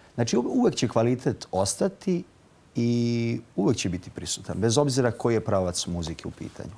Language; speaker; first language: Serbian; native; Serbian